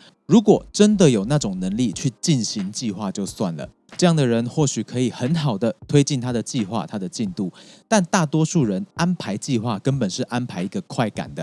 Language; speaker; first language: Chinese; native; Chinese